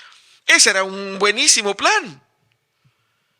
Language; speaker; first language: Spanish; native; Spanish